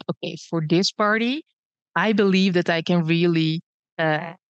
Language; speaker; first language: English; early bilingual, other home language; Bosnian